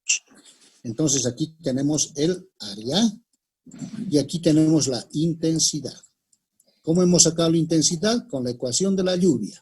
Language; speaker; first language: Spanish; native; Spanish